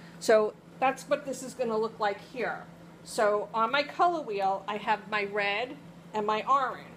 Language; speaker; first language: English; native; English